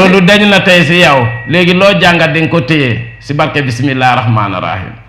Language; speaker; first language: Wolof; non-native, local second language; Jola-Fonyi